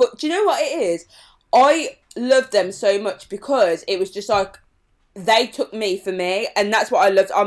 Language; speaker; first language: English; native; English